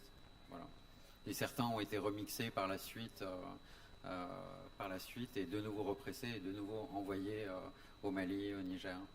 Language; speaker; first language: French; native; French